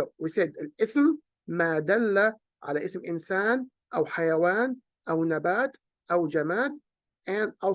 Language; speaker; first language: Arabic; native; Arabic